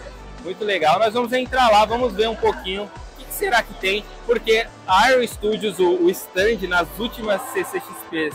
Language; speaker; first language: Portuguese; native; Portuguese